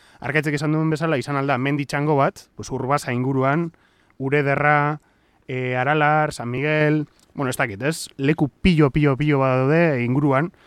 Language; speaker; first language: Basque; native; Basque